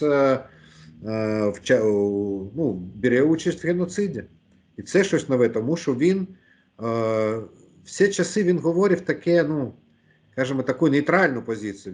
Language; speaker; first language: Ukrainian; non-native, local second language; Russian